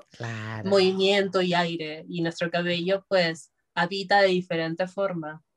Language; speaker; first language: Spanish; native; Spanish